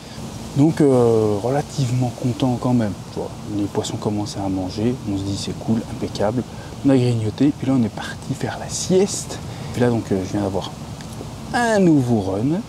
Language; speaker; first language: French; native; French